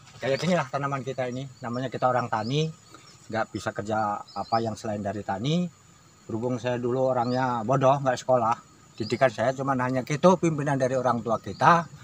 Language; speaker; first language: Indonesian; non-native, local second language; Javanese